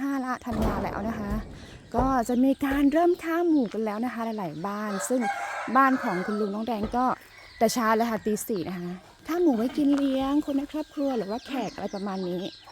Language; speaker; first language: Thai; non-native, local second language; S'gaw Karen